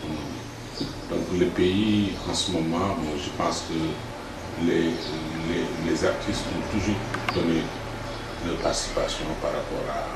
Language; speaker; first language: French; non-native, local second language; Wolof